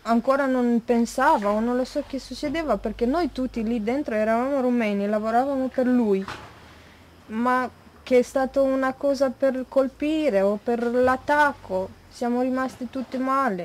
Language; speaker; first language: Italian; non-native, fluent; Romanian